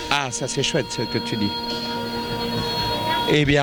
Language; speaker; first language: French; native; French